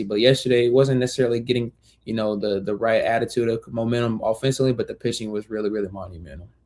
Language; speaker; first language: English; native; English